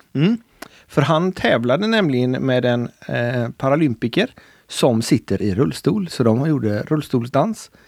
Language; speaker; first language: Swedish; native; Swedish